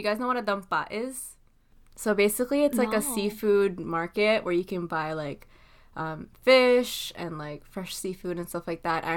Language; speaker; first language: English; non-native, local second language; Filipino